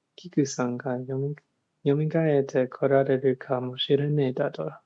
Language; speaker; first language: Japanese; non-native, learner; English